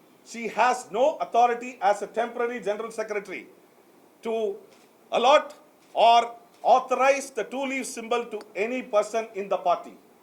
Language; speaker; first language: English; non-native, local second language; Tamil